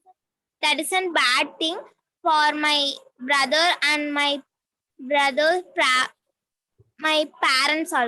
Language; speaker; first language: English; non-native, learner; Tamil